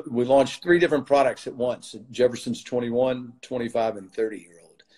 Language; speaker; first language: English; native; English